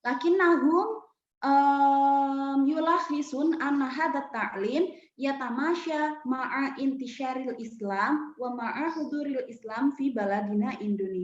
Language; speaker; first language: Arabic; non-native, fluent; Indonesian